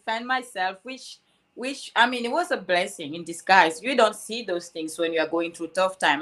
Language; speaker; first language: English; non-native, local second language; French